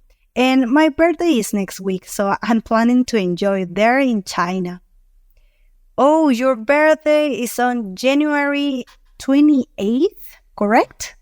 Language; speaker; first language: English; non-native, fluent; Spanish